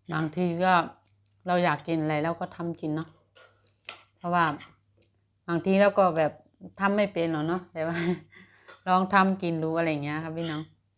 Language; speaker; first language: Thai; native; Thai